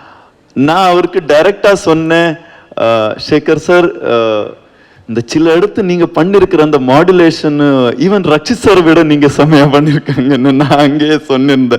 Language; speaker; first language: Tamil; non-native, learner; Kannada